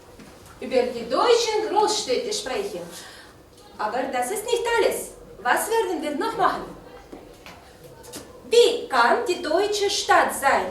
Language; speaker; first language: German; non-native, fluent; Russian